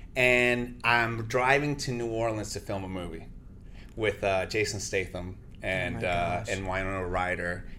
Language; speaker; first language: English; early bilingual, other home language; Spanish